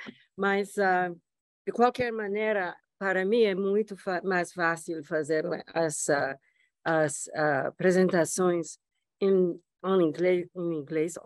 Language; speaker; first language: Portuguese; non-native, fluent; English